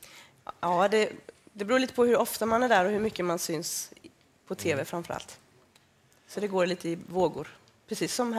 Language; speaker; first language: Swedish; native; Swedish